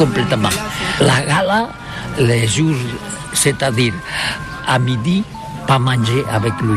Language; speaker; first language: French; non-native, learner; Catalan